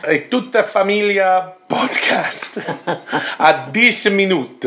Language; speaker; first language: Italian; non-native, learner; English